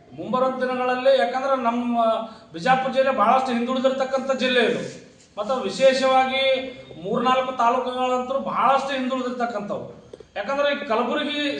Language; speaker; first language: Kannada; native; Kannada